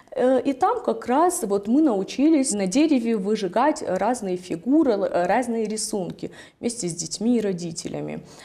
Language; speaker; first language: Russian; non-native, local second language; Ossetic